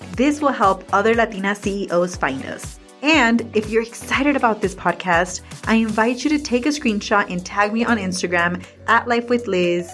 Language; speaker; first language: English; early bilingual, other home language; Spanish